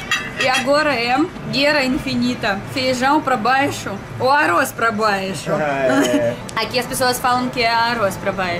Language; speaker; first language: Portuguese; non-native, learner; Russian